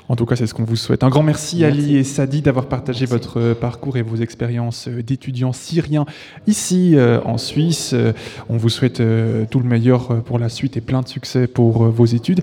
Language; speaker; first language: French; native; French